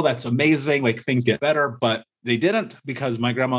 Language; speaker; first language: English; native; English